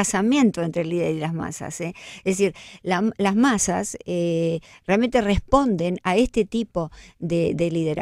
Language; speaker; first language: Spanish; native; Spanish